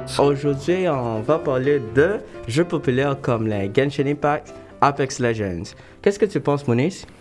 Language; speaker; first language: French; non-native, local second language; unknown